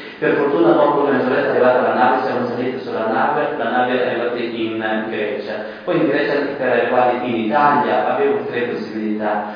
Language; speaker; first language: Italian; non-native, fluent; Persian